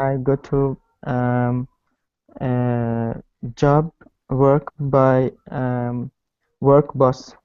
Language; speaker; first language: English; non-native, learner; Arabic